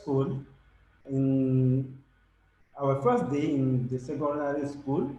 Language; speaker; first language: English; non-native, learner; French